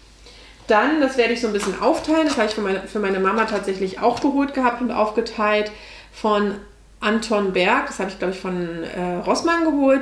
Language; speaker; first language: German; native; German